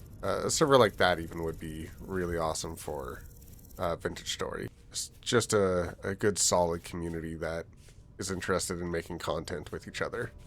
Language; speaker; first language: English; native; English